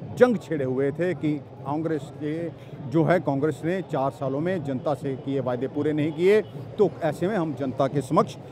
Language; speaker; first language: Hindi; non-native, local second language; Punjabi